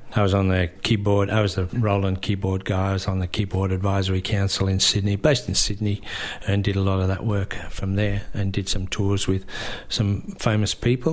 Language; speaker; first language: English; native; English